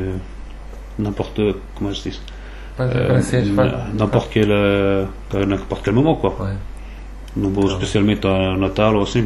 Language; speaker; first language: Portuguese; early bilingual, other home language; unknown